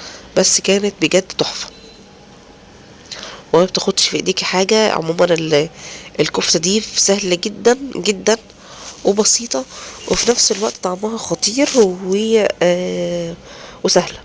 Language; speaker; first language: Arabic; native; Arabic